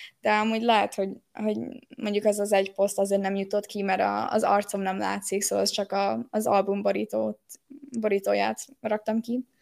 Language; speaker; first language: Hungarian; early bilingual, heritage; Hungarian